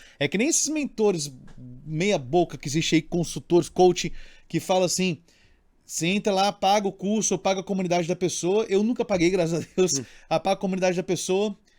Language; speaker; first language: Portuguese; native; Portuguese